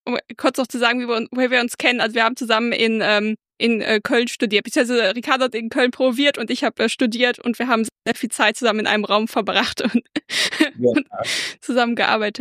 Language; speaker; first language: German; native; German